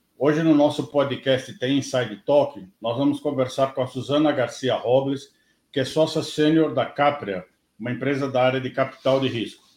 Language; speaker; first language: Portuguese; native; Portuguese